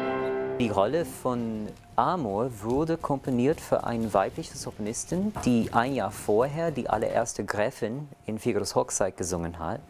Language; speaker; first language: German; non-native, fluent; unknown